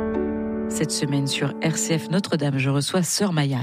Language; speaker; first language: French; native; French